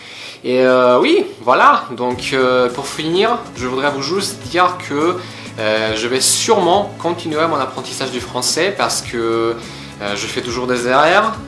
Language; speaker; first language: French; non-native, fluent; Polish